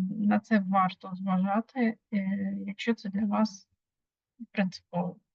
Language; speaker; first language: Ukrainian; native; Ukrainian